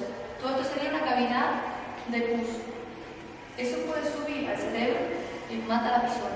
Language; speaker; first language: Spanish; native; Spanish